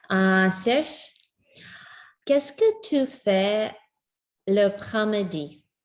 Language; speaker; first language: French; non-native, learner; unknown